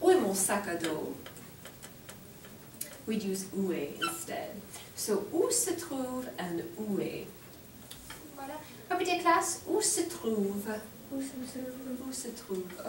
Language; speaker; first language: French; non-native, fluent; English